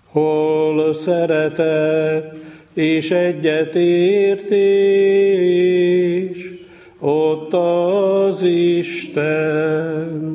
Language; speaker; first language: Hungarian; native; Hungarian